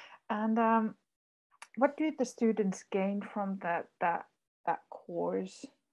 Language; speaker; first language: English; non-native, fluent; Finnish